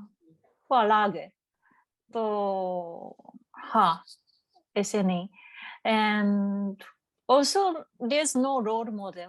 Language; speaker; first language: Hindi; non-native, learner; Japanese